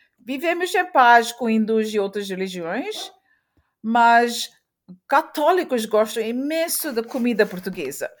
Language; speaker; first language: Portuguese; early bilingual, heritage; Portuguese